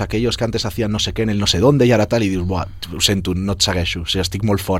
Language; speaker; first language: Spanish; non-native, local second language; Catalan